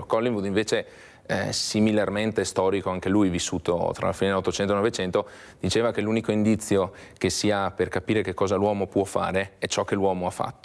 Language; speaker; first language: Italian; native; Italian